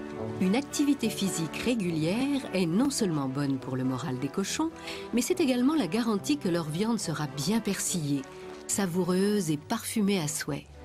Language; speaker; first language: French; native; French